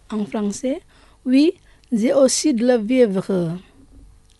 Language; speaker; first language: French; non-native, fluent; Indonesian